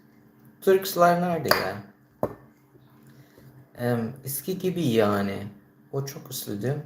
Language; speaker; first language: Turkish; non-native, learner; Filipino